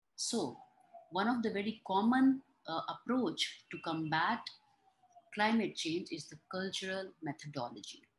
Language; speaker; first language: English; non-native, local second language; Hindi